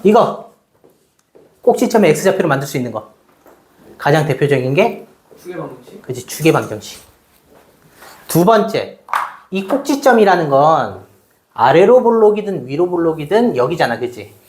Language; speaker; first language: Korean; native; Korean